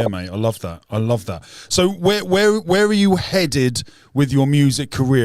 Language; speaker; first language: English; native; English